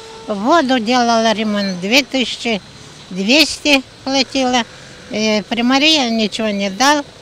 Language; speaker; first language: Russian; non-native, local second language; Romanian